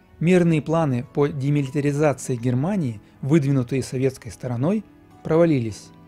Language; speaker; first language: Russian; native; Russian